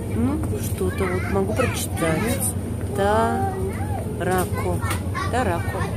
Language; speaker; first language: Russian; native; Russian